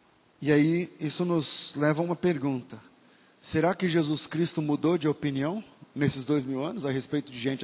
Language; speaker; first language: Portuguese; native; Portuguese